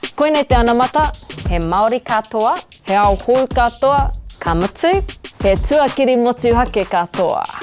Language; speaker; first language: Māori; non-native, local second language; English